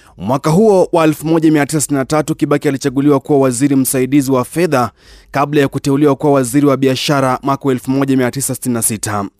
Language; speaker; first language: Swahili; native; Swahili